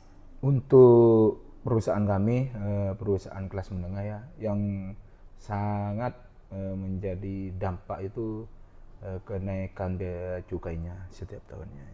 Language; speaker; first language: Indonesian; non-native, local second language; Madurese